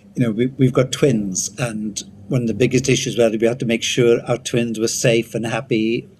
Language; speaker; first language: English; native; English